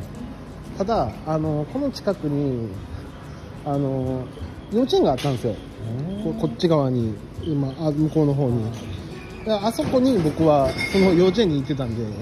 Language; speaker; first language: Japanese; native; Japanese